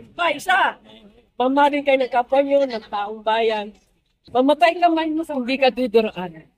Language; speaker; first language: Filipino; non-native, local second language; Cebuano